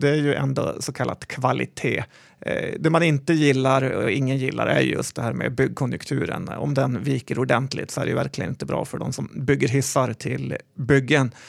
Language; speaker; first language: Swedish; native; Swedish